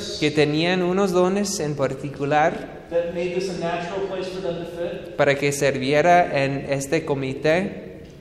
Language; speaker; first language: Spanish; non-native, fluent; English